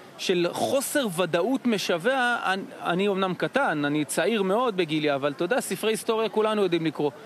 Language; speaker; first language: Hebrew; native; Hebrew